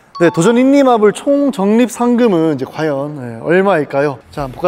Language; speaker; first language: Korean; native; Korean